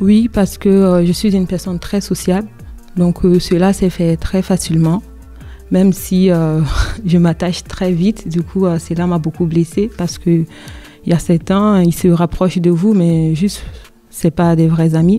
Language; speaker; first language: French; non-native, local second language; Dyula